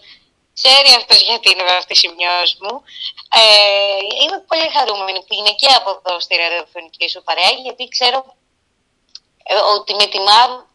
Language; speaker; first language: Greek; native; Greek